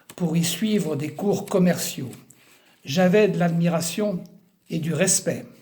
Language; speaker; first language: French; early bilingual, heritage; French